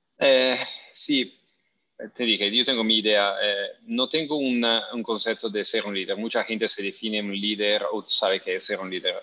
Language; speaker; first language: Spanish; non-native, fluent; Italian